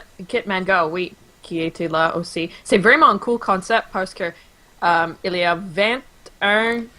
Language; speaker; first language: French; non-native, local second language; English